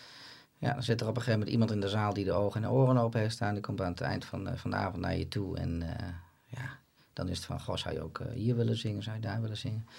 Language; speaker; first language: Dutch; native; Dutch